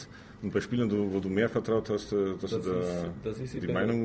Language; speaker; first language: German; non-native, fluent; Greek